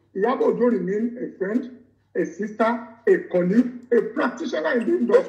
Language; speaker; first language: English; non-native, local second language; Yoruba